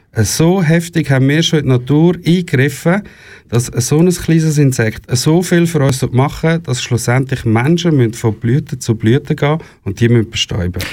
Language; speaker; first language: German; native; German